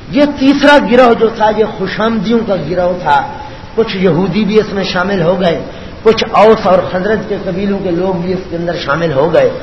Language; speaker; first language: Urdu; non-native, local second language; Punjabi